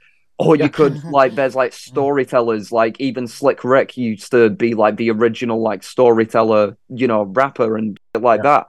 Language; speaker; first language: English; native; English